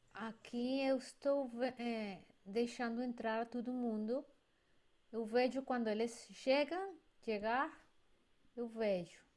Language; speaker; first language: Portuguese; non-native, learner; Spanish